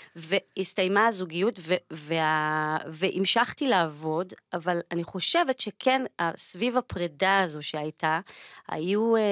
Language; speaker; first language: Hebrew; native; Hebrew